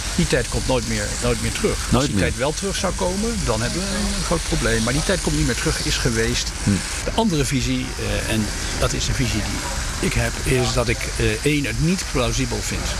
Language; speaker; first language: Dutch; early bilingual, other home language; Bosnian